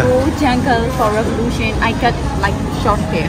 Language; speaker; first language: English; non-native, learner; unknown